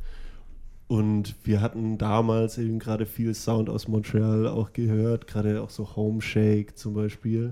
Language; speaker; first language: German; native; German